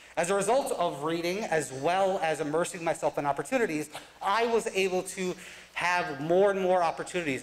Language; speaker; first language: English; native; English